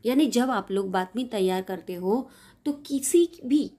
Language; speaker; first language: Hindi; non-native, local second language; Marathi